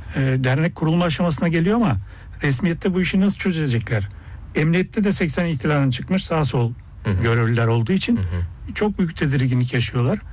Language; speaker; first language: Turkish; native; Turkish